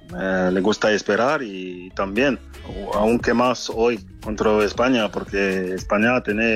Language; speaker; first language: Spanish; non-native, learner; French